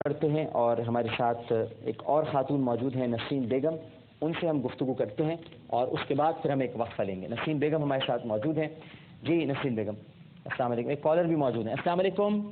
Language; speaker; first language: Urdu; native; Urdu